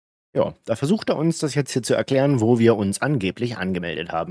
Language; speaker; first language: German; native; German